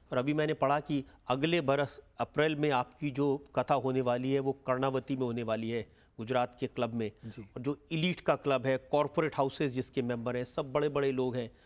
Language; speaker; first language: Hindi; native; Hindi